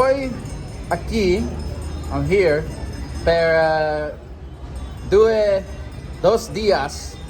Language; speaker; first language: Spanish; non-native, learner; English